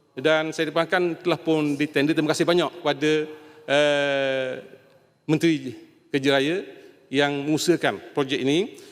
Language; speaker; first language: Malay; native; Malay